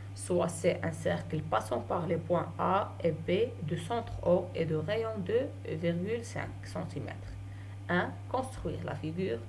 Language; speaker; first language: French; non-native, local second language; Arabic